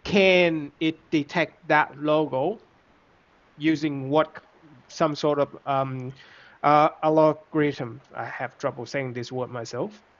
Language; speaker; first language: English; non-native, fluent; Vietnamese